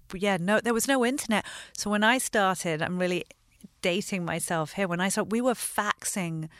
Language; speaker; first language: English; native; English